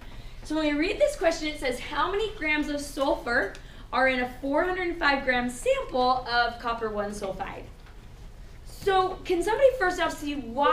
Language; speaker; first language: English; native; English